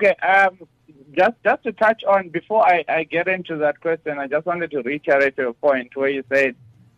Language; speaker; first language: English; non-native, local second language; Shona